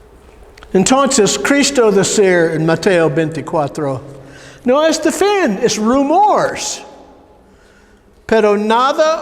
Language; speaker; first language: Spanish; non-native, learner; English